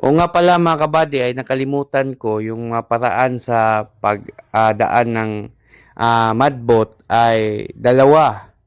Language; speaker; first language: Filipino; non-native, local second language; Cebuano